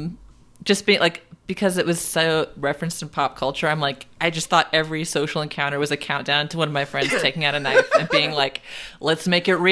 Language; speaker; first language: English; native; English